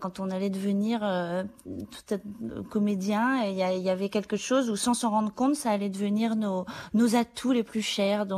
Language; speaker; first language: French; native; French